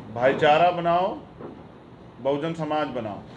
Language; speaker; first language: Hindi; native; Hindi